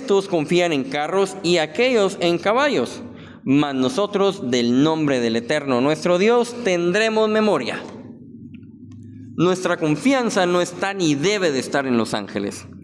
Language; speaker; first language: Spanish; native; Spanish